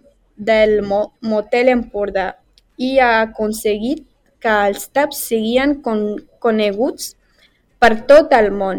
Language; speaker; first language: Catalan; non-native, learner; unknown